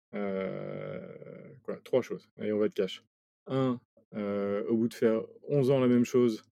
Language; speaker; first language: French; native; French